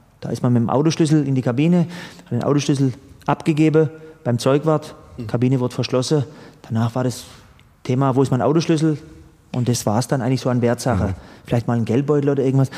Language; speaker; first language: German; early bilingual, other home language; Croatian